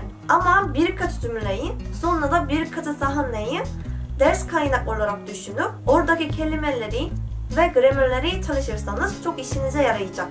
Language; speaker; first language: Turkish; non-native, fluent; Korean